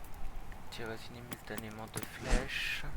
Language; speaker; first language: French; native; French